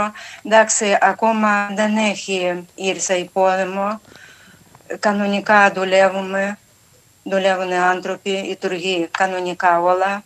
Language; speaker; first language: Greek; non-native, local second language; Ukrainian